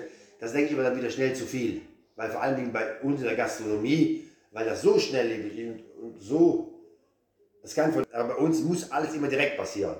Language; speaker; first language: German; native; German